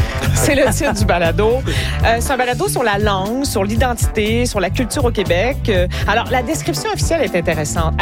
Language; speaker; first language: French; native; French